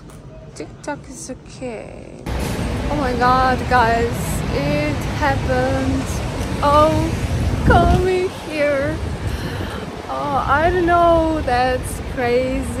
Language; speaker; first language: English; non-native, learner; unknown